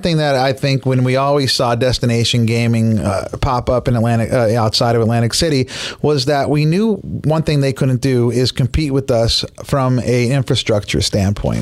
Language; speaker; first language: English; native; English